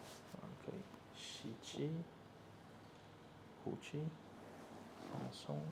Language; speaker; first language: Chinese; non-native, learner; English